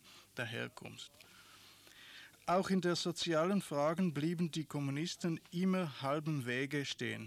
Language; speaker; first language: German; non-native, fluent; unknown